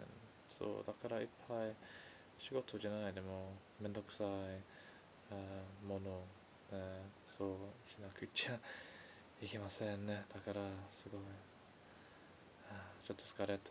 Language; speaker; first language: Japanese; non-native, learner; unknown